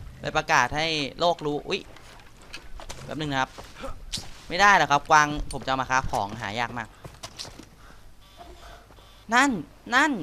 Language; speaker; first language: Thai; native; Thai